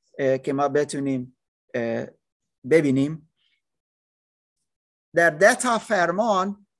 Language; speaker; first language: Persian; non-native, learner; English